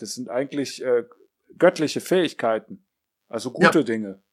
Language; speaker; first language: German; native; German